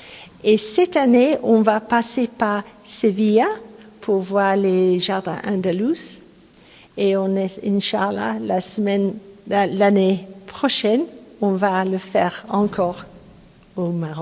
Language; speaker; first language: French; non-native, fluent; English